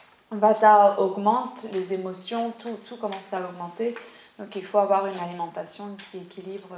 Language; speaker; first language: French; native; French